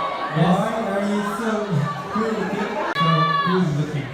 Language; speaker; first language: English; non-native, learner; Korean